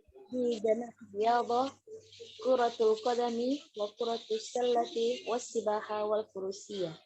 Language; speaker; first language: Arabic; non-native, learner; Indonesian